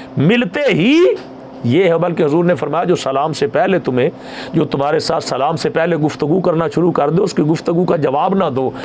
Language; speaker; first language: Urdu; non-native, local second language; Punjabi